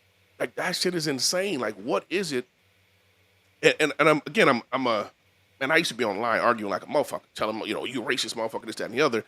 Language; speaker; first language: English; native; English